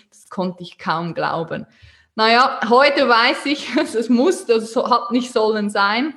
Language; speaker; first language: German; native; German